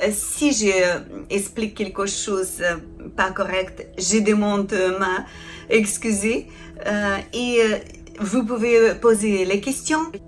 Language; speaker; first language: French; non-native, learner; Ukrainian